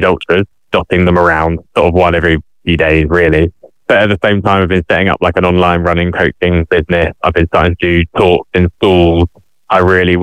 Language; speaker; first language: English; native; English